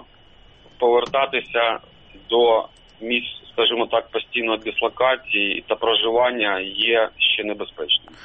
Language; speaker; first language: Ukrainian; native; Ukrainian